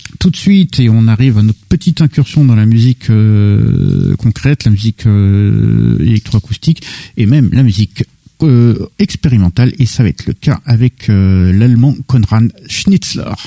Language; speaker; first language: French; native; French